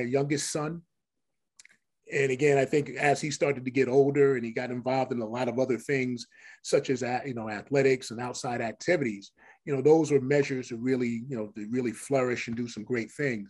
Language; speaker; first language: English; native; English